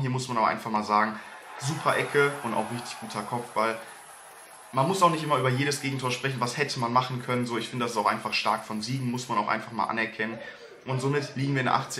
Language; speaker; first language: German; native; German